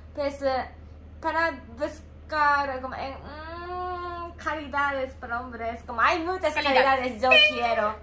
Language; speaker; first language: Spanish; non-native, learner; Japanese